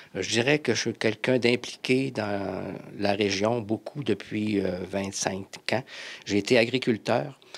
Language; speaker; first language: French; native; French